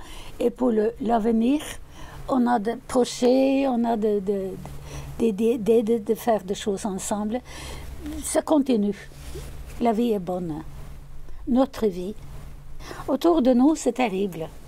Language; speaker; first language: French; non-native, fluent; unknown